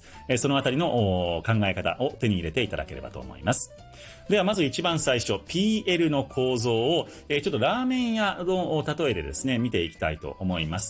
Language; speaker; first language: Japanese; native; Japanese